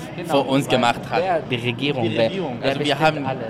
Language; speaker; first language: German; non-native, learner; Arabic